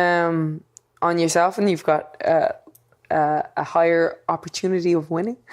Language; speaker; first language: English; native; English